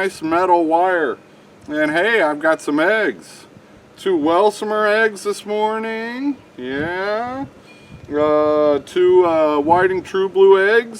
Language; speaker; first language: English; native; English